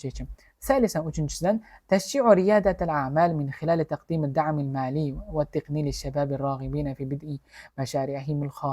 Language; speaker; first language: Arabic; non-native, fluent; Uzbek